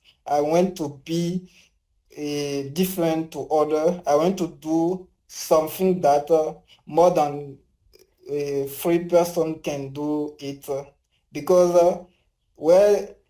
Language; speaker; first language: English; non-native, learner; French